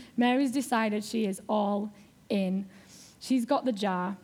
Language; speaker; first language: English; native; English